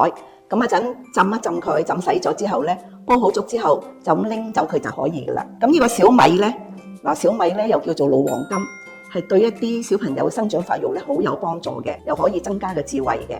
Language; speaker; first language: Cantonese; native; Cantonese